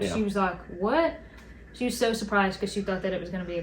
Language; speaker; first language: English; native; English